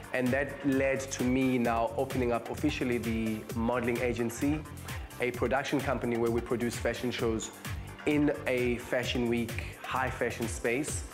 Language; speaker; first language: English; non-native, local second language; Zulu